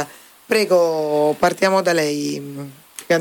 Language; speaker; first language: Italian; native; Italian